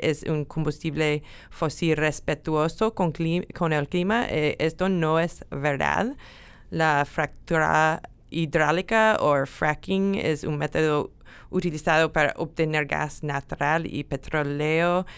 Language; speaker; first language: Spanish; non-native, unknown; English